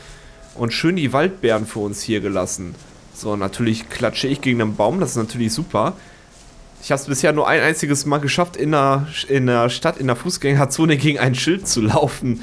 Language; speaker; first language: German; native; German